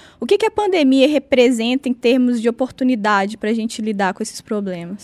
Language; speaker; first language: Portuguese; native; Portuguese